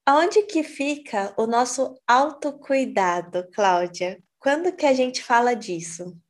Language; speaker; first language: Portuguese; native; Portuguese